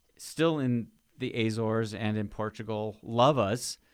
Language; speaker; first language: English; native; English